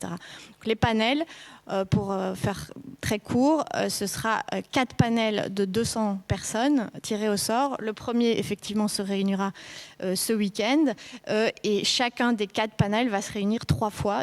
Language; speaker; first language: French; native; French